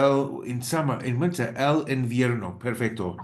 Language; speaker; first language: Spanish; non-native, fluent; English